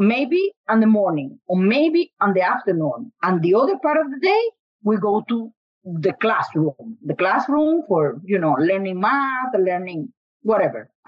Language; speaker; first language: English; non-native, learner; Spanish